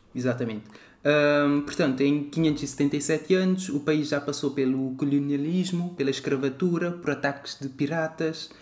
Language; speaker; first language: Portuguese; non-native, local second language; Kabuverdianu